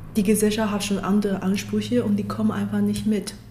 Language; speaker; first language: German; non-native, fluent; Chinese